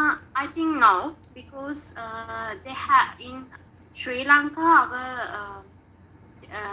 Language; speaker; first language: English; non-native, learner; Sinhala